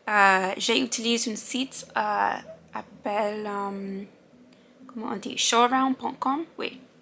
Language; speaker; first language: French; non-native, learner; English